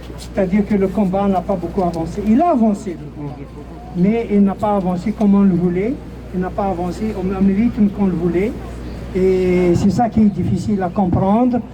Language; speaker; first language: French; non-native, local second language; Kabyle